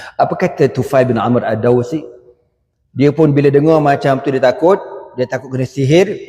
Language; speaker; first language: Malay; native; Malay